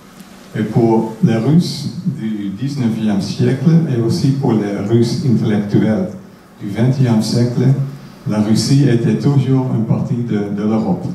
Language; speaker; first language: French; non-native, fluent; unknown